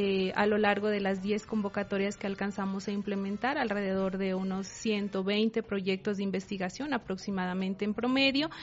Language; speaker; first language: Spanish; native; Spanish